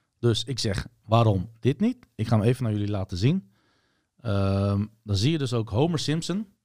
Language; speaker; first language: Dutch; early bilingual, other home language; Turkish